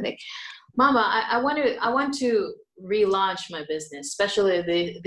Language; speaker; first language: English; non-native, local second language; Filipino